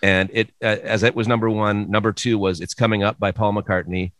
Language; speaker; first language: English; native; English